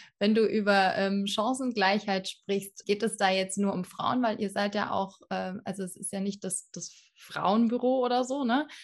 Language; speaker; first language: German; native; German